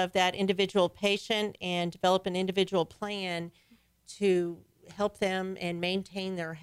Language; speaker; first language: English; native; English